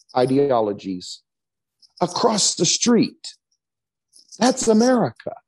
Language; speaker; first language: English; native; English